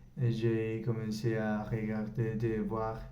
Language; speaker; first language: French; non-native, learner; Spanish